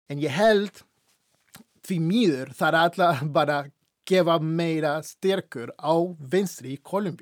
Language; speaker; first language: Icelandic; non-native, fluent; Spanish